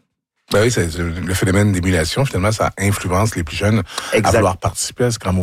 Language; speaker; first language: French; native; French